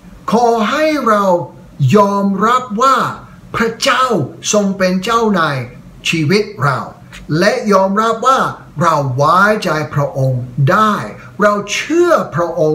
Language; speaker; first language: Thai; non-native, fluent; English